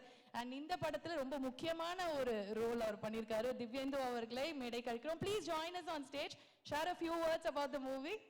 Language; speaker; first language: Tamil; native; Tamil